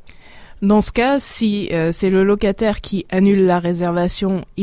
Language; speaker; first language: French; native; French